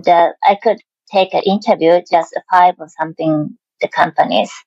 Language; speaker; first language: English; non-native, learner; Japanese